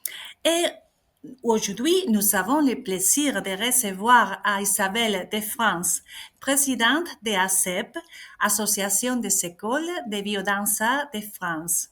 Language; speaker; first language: French; non-native, fluent; Spanish